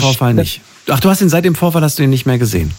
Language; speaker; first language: German; native; German